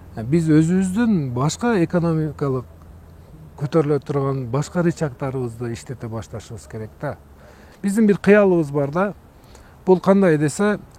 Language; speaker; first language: Kyrgyz; non-native, local second language; Uzbek